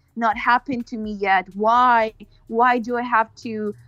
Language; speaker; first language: English; non-native, fluent; Spanish